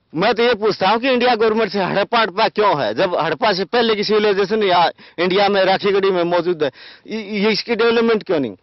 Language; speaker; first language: Hindi; native; Hindi